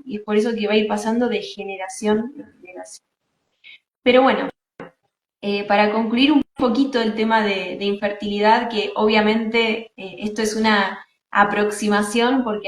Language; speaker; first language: Spanish; native; Spanish